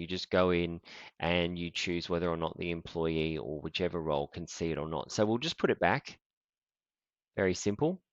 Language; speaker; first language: English; native; English